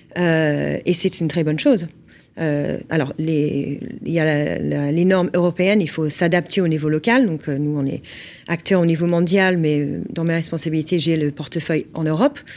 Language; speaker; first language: French; non-native, fluent; English